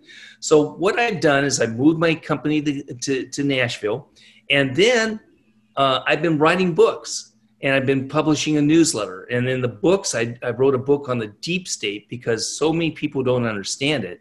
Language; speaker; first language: English; native; English